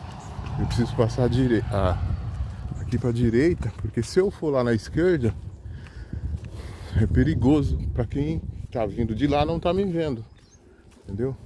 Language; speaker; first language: Portuguese; native; Portuguese